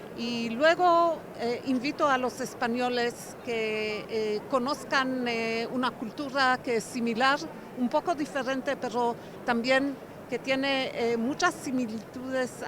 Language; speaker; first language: Spanish; non-native, fluent; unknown